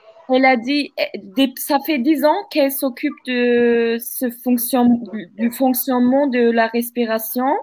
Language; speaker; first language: French; non-native, fluent; Turkish